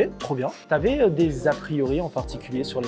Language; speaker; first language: French; native; French